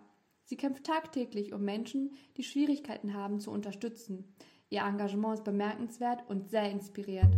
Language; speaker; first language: German; early bilingual, other home language; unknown